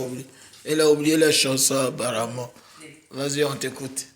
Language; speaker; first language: French; native; French